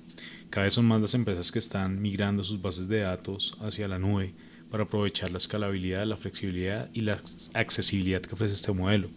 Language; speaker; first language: Spanish; native; Spanish